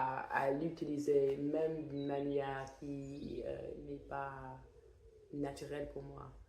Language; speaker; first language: French; non-native, fluent; English